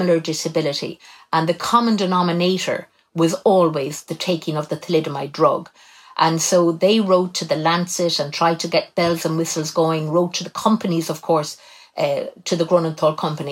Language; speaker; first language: English; native; English